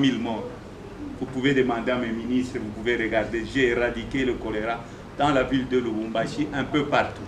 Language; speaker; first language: French; non-native, local second language; Swahili